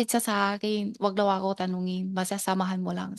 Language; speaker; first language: Filipino; non-native, learner; Chinese